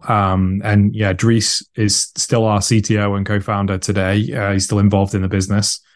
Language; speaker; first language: English; native; English